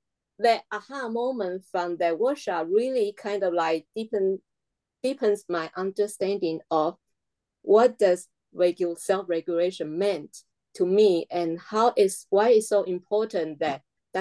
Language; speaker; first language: English; non-native, fluent; Chinese